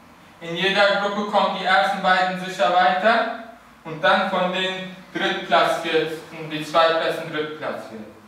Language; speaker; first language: German; early bilingual, other home language; Turkish